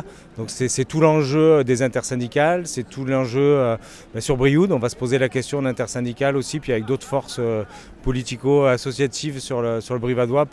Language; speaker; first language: French; native; French